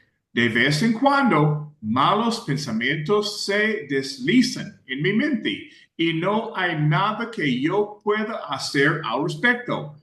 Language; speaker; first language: Spanish; non-native, fluent; English